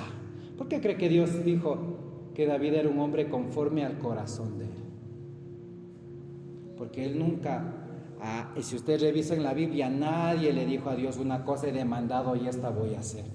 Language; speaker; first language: Spanish; native; Spanish